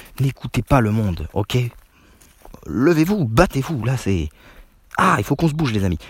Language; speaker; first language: French; native; French